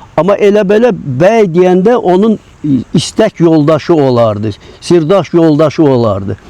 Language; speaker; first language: Azerbaijani; non-native, local second language; Lezghian